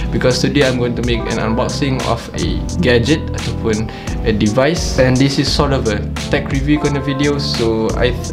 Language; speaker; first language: English; non-native, local second language; Malay